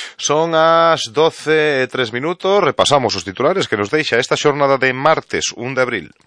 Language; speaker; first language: Galician; native; Galician